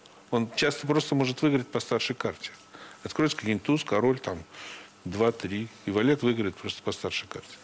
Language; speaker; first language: Russian; native; Russian